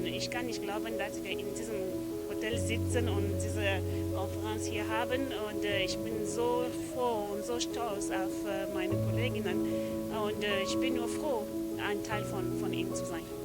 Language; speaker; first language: German; non-native, fluent; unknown